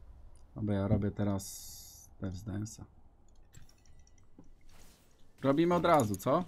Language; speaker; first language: Polish; native; Polish